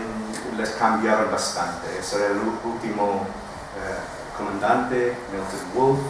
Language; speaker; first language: Spanish; non-native, fluent; English